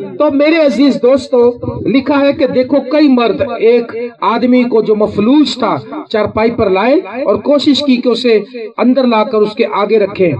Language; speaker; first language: Urdu; non-native, local second language; Punjabi